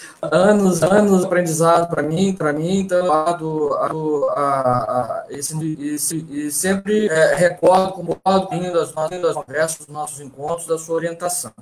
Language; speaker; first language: Portuguese; native; Portuguese